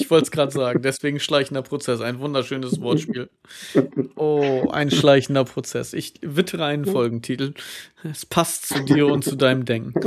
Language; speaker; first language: German; native; German